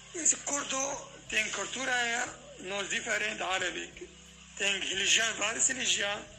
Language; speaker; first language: Portuguese; non-native, fluent; Arabic